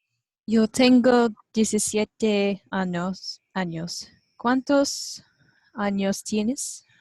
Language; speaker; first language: Spanish; non-native, learner; English